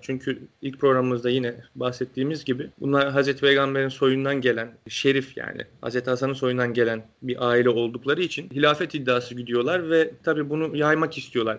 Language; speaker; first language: Turkish; native; Turkish